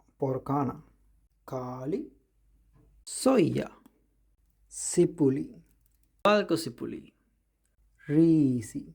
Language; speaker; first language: Finnish; non-native, learner; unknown